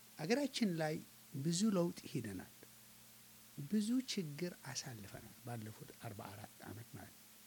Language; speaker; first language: Amharic; non-native, local second language; Tigrinya